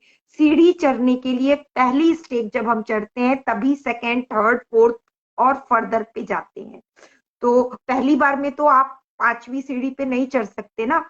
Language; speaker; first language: Hindi; native; Hindi